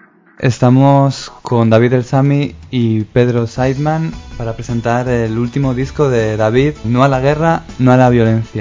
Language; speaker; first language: Spanish; native; Spanish